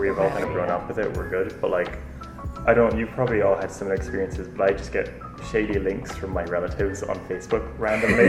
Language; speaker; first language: English; native; English